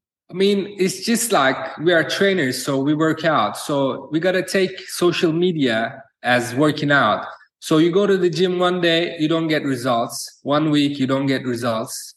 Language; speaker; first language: English; non-native, fluent; Turkish